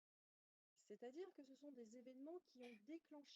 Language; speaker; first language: French; native; French